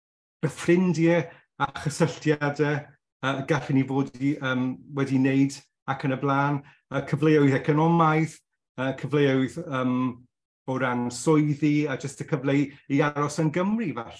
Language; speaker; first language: Welsh; non-native, local second language; English